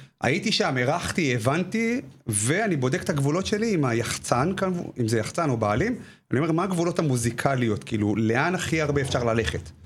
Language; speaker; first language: Hebrew; native; Hebrew